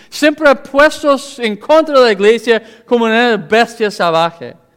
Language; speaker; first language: Spanish; non-native, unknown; English